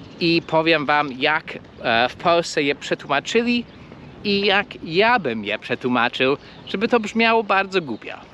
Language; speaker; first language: Polish; non-native, fluent; English